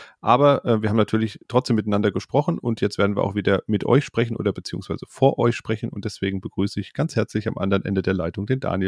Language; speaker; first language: German; native; German